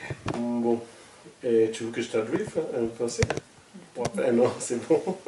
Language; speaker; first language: French; non-native, fluent; Portuguese